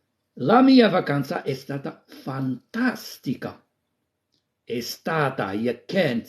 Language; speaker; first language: Italian; non-native, fluent; Arabic